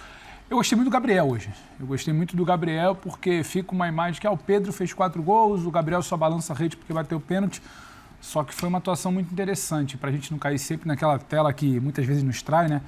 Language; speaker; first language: Portuguese; native; Portuguese